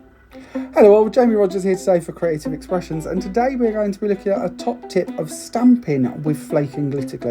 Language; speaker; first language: English; native; English